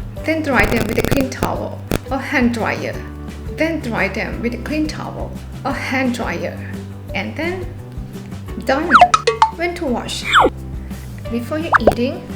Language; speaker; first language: English; non-native, fluent; Thai